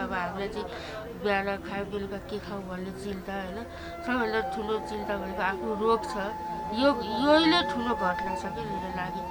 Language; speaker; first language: Nepali; native; Nepali